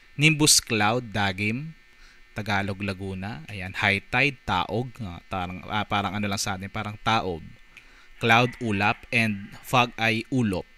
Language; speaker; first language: Filipino; native; Filipino